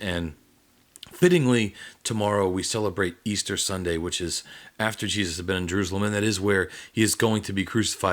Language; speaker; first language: English; native; English